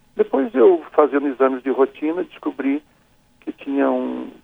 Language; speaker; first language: Portuguese; native; Portuguese